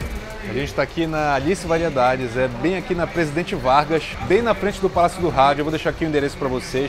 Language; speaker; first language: Portuguese; native; Portuguese